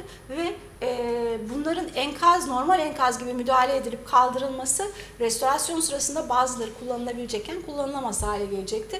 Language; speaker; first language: Turkish; native; Turkish